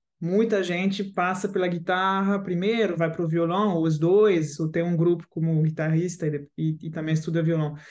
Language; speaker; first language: Portuguese; non-native, fluent; French